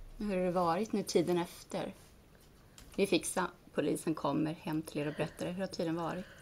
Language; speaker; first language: Swedish; native; Swedish